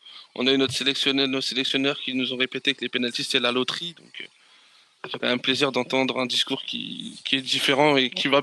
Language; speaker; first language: French; native; French